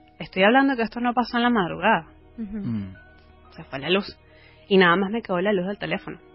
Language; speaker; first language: Spanish; native; Spanish